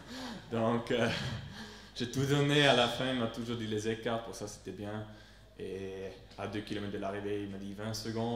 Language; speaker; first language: French; non-native, local second language; Swiss German